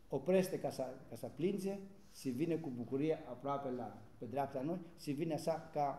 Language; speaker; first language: Romanian; non-native, learner; Greek